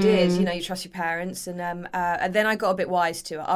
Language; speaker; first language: English; native; English